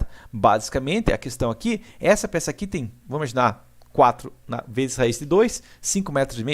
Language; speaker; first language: Portuguese; native; Portuguese